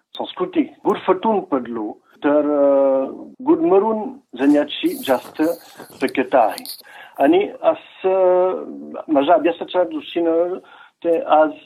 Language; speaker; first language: Marathi; non-native, fluent; French